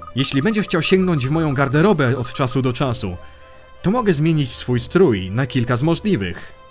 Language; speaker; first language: Polish; early bilingual, heritage; Polish